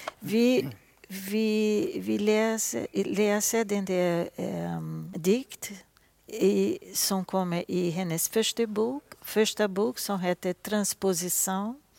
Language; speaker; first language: Swedish; non-native, fluent; Portuguese